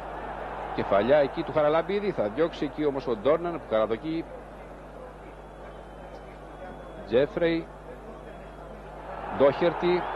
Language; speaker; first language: Greek; native; Greek